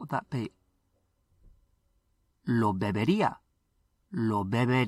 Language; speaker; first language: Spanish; non-native, fluent; English